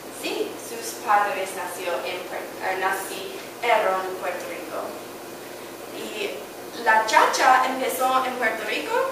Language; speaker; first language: Spanish; non-native, learner; English